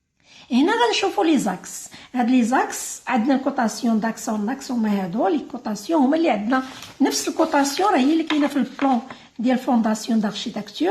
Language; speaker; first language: Arabic; native; Arabic